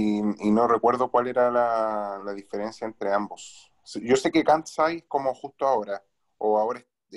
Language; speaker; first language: Spanish; native; Spanish